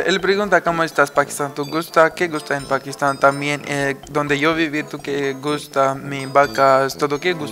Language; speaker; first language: Spanish; non-native, learner; Punjabi